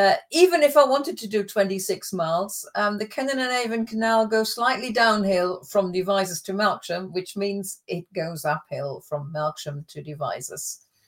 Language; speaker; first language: English; early bilingual, other home language; German